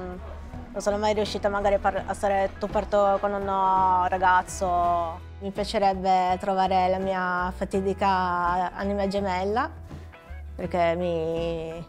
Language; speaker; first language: Italian; native; Italian